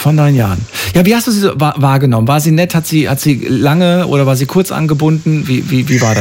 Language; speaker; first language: German; native; German